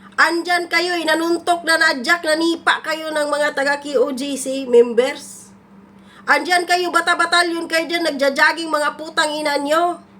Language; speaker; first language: Filipino; non-native, local second language; Cebuano